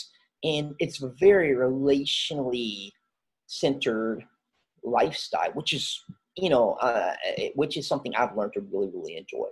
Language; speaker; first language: English; native; English